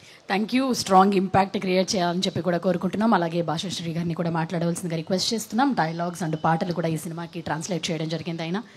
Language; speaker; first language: Telugu; native; Telugu